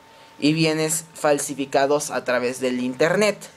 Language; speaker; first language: Spanish; native; Spanish